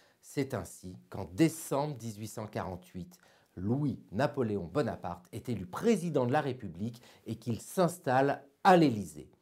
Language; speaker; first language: French; native; French